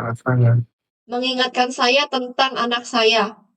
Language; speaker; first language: Indonesian; native; Indonesian